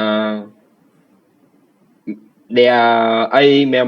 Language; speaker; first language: English; non-native, learner; Vietnamese